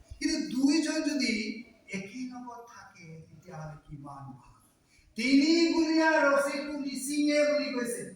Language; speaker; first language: Assamese; non-native, local second language; Sadri